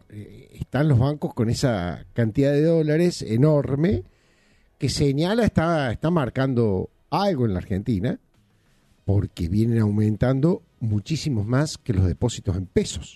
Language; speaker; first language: Spanish; native; Spanish